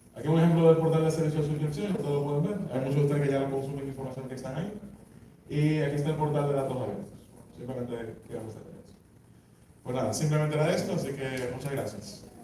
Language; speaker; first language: Spanish; native; Spanish